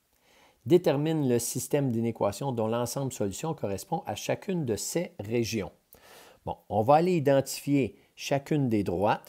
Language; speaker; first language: French; native; French